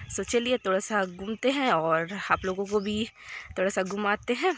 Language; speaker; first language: Hindi; native; Hindi